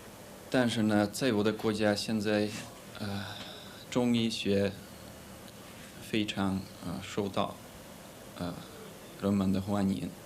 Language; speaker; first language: Chinese; non-native, fluent; Hungarian